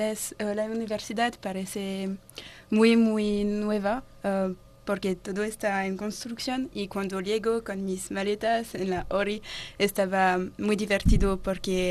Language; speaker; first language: Spanish; non-native, learner; French